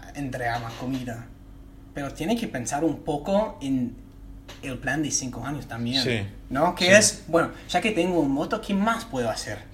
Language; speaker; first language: Spanish; non-native, fluent; English